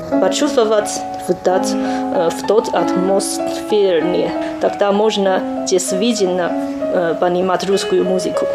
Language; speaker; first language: Russian; non-native, learner; Chinese